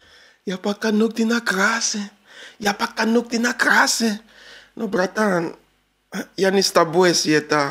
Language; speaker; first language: Russian; non-native, learner; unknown